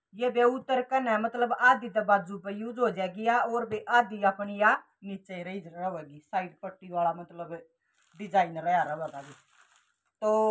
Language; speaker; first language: Hindi; native; Hindi